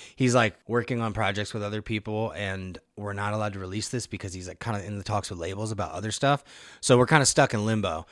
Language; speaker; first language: English; native; English